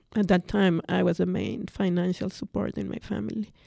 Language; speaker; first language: English; non-native, fluent; Spanish